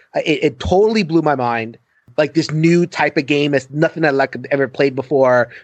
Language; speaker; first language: English; native; English